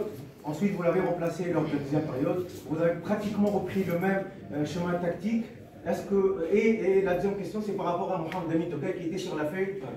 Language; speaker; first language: French; non-native, local second language; Arabic